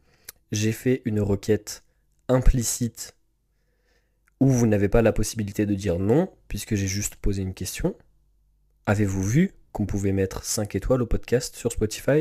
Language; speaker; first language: French; native; French